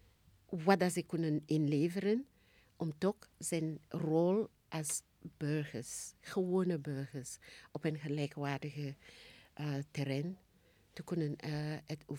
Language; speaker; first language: Dutch; non-native, fluent; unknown